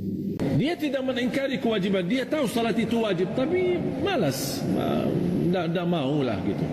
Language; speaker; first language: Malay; non-native, fluent; Arabic